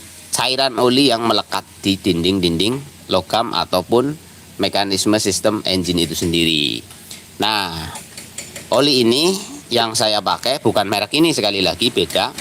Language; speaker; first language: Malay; non-native, local second language; Javanese